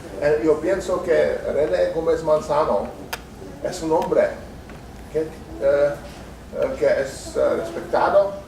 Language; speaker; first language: Spanish; non-native, learner; Czech